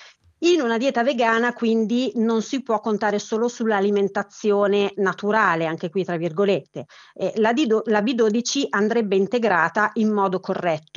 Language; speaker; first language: Italian; native; Italian